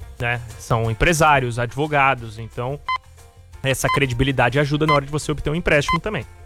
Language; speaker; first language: Portuguese; native; Portuguese